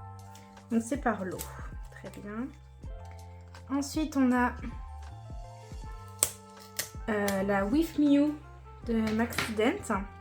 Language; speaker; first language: French; native; French